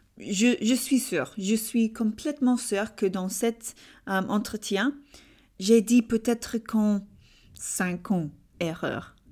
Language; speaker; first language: French; non-native, learner; English